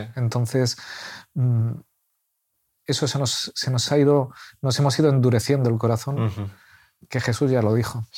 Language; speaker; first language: Spanish; native; Spanish